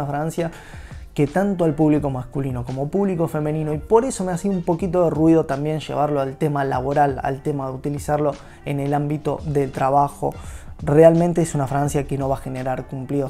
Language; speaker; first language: Spanish; native; Spanish